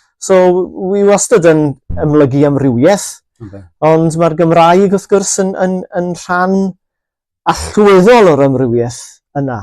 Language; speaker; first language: Welsh; native; Welsh